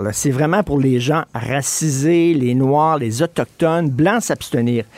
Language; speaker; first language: French; native; French